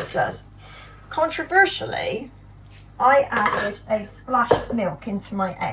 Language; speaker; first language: English; native; English